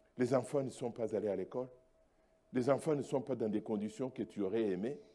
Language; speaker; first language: French; non-native, local second language; Luba-Lulua